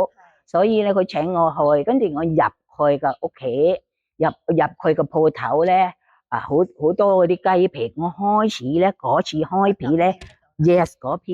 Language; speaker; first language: Cantonese; non-native, learner; Thai